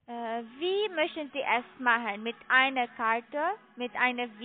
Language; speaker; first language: German; non-native, learner; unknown